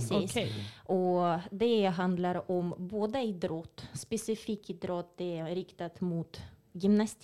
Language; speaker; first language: Swedish; non-native, fluent; Russian